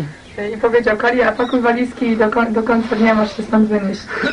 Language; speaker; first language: Russian; non-native, learner; Polish